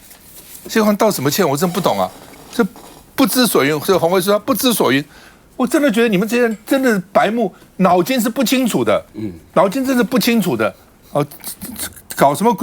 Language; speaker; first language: Chinese; native; Chinese